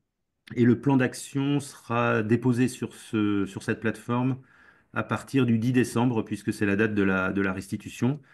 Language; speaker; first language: French; native; French